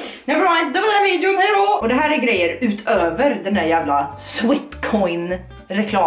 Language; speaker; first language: Swedish; native; Swedish